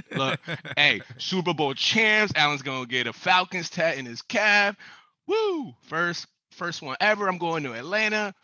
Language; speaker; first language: English; early bilingual, other home language; Spanish